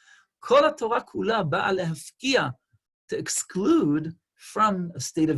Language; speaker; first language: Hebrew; non-native, fluent; English